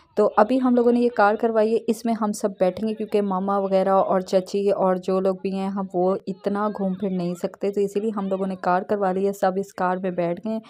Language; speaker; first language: Urdu; native; Urdu